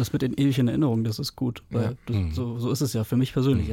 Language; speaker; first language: German; native; German